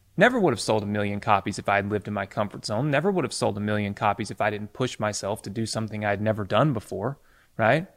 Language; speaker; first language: English; native; English